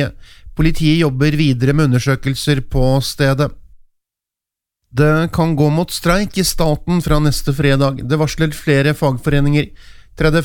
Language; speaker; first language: Norwegian; native; Norwegian